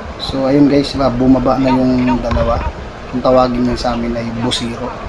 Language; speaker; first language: Filipino; non-native, local second language; Waray